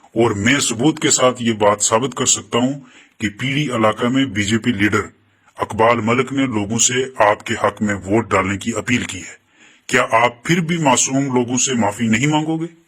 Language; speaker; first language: Urdu; non-native, local second language; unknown